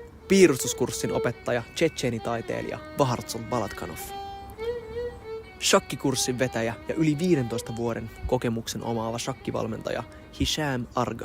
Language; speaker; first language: Finnish; native; Finnish